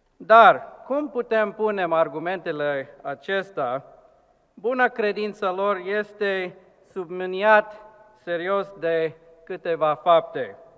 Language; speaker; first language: Romanian; non-native, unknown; English